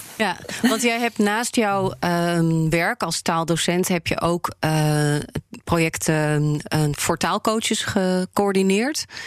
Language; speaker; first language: Dutch; native; Dutch